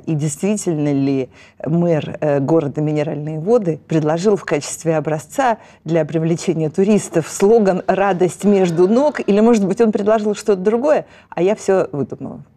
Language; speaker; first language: Russian; native; Russian